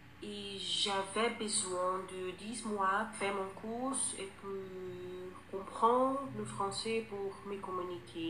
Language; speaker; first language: French; non-native, learner; Portuguese